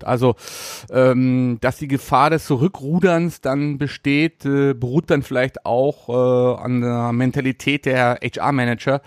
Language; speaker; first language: German; native; German